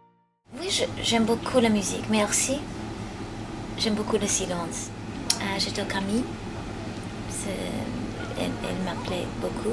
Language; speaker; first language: French; non-native, fluent; English